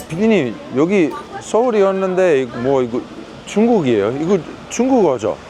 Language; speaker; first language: Korean; non-native, fluent; Italian